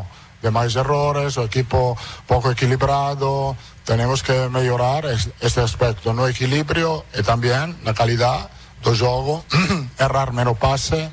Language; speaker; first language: Portuguese; non-native, fluent; Italian